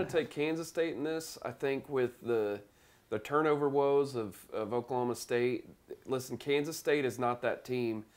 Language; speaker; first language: English; native; English